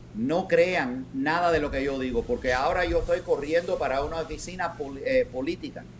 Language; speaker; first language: Spanish; early bilingual, heritage; Spanish